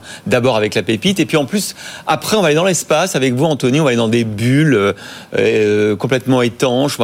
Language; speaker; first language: French; native; French